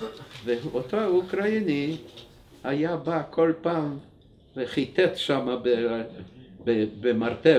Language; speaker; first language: Hebrew; non-native, fluent; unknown